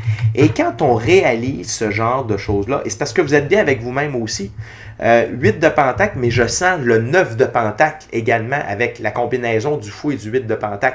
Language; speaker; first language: French; native; French